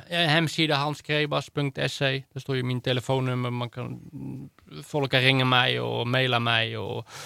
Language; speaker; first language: Swedish; non-native, fluent; Dutch